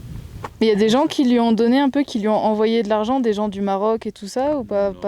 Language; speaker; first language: French; native; French